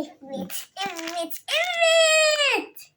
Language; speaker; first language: Turkish; native; Turkish